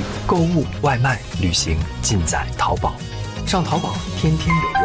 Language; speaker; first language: Chinese; native; Chinese